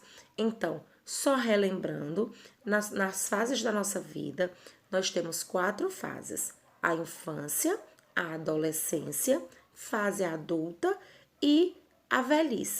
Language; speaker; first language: Portuguese; native; Portuguese